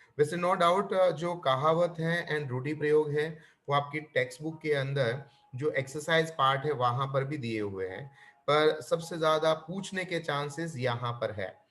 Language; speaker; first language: Hindi; non-native, local second language; Gujarati